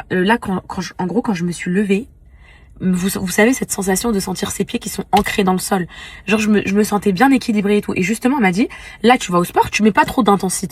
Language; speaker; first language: French; native; French